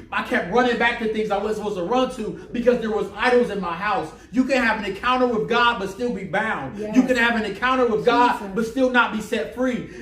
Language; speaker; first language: English; native; English